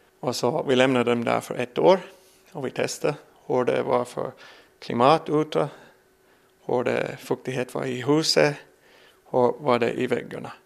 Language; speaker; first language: Swedish; non-native, learner; English